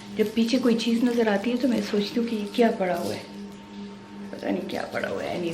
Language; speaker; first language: Urdu; non-native, local second language; Pashto